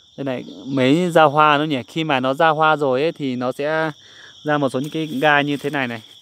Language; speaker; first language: Vietnamese; non-native, local second language; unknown